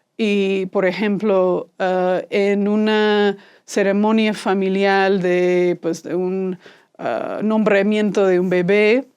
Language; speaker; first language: Spanish; non-native, fluent; English